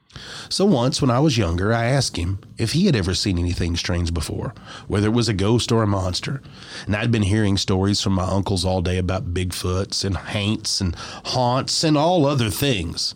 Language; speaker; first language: English; native; English